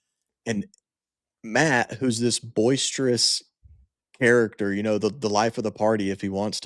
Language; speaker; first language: English; native; English